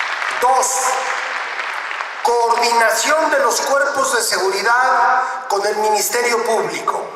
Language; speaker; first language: Spanish; native; Spanish